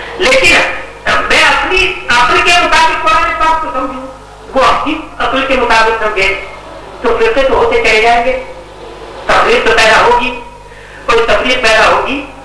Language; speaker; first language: Urdu; native; Urdu